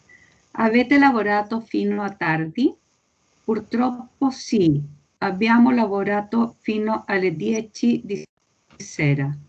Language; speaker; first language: Italian; non-native, learner; Spanish